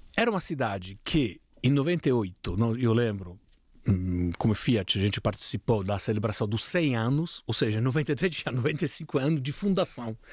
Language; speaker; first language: Portuguese; non-native, fluent; Italian